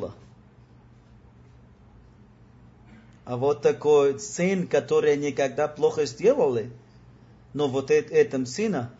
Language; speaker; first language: Russian; non-native, learner; Spanish